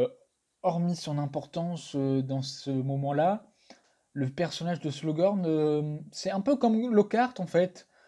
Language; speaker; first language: French; native; French